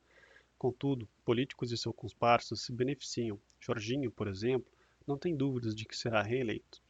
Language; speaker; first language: Portuguese; native; Portuguese